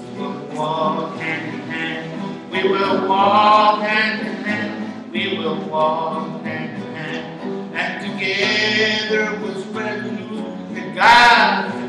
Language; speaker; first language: English; native; English